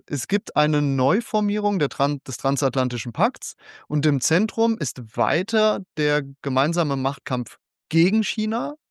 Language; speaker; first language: German; native; German